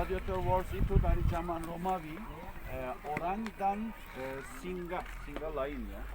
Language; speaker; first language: Indonesian; non-native, fluent; Turkish